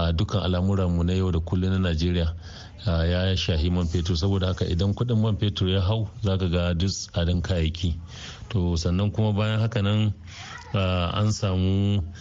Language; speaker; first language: Hausa; native; Hausa